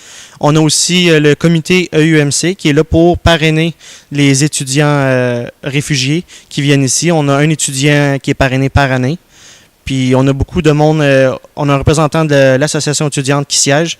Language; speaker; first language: French; native; French